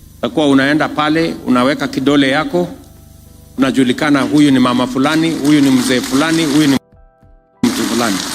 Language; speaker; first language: Swahili; non-native, local second language; Kalenjin